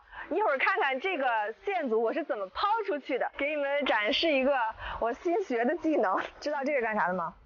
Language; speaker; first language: Chinese; native; Chinese